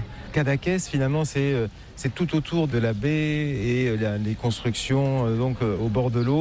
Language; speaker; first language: French; native; French